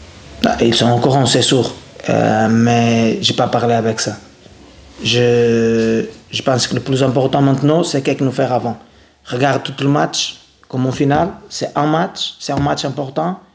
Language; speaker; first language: French; non-native, learner; Portuguese